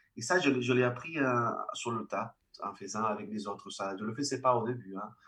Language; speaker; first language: French; non-native, fluent; Spanish